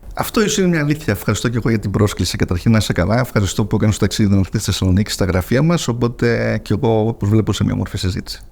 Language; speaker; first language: Greek; early bilingual, heritage; Greek